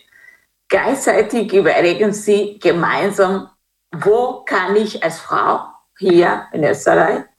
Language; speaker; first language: German; non-native, fluent; Kinyarwanda